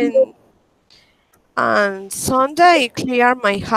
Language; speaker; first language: English; non-native, learner; Spanish